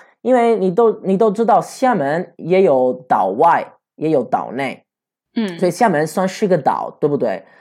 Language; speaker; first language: Chinese; non-native, fluent; Italian